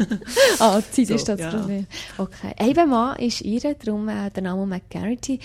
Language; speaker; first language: German; native; German